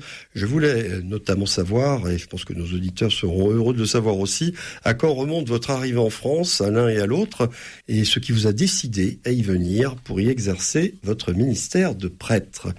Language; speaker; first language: French; native; French